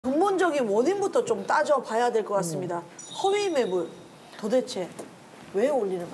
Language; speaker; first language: Korean; native; Korean